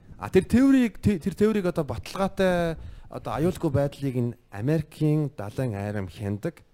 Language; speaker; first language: Mongolian; early bilingual, heritage; Mongolian